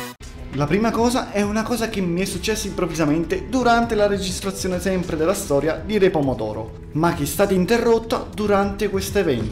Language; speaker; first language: Italian; native; Italian